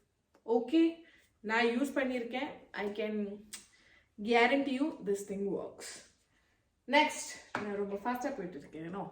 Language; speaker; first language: Tamil; non-native, local second language; Malayalam